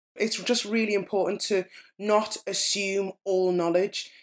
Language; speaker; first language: English; native; English